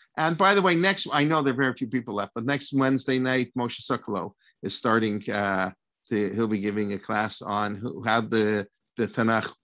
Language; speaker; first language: English; native; English